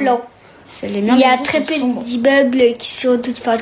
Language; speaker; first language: French; early bilingual, heritage; French